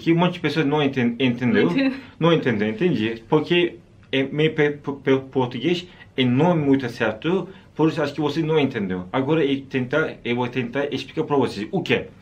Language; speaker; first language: Portuguese; non-native, learner; Turkish